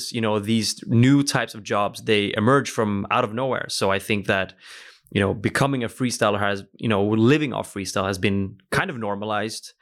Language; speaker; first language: English; early bilingual, other home language; Norwegian